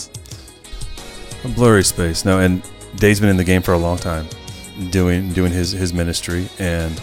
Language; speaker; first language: English; native; English